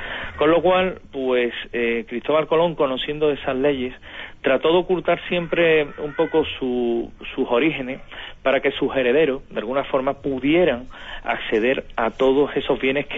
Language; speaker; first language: Spanish; native; Spanish